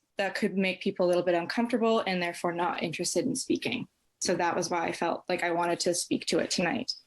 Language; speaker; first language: English; native; English